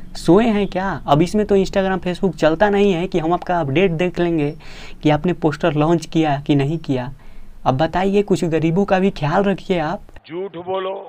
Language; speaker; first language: Hindi; native; Hindi